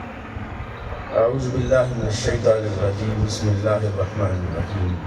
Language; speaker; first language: Urdu; non-native, local second language; Punjabi